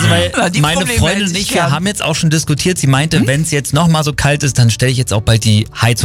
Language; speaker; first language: German; native; German